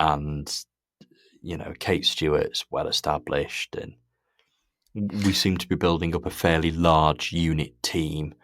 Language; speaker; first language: English; native; English